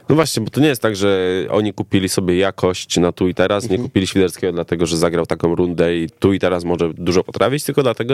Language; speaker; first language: Polish; native; Polish